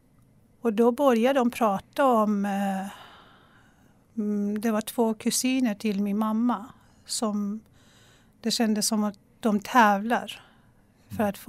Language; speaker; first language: Swedish; non-native, fluent; Persian